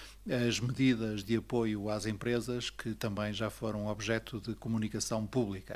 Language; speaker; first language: Portuguese; native; Portuguese